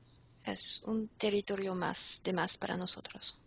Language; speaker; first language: Spanish; non-native, fluent; French